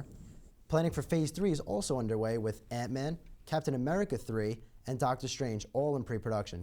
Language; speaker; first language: English; native; English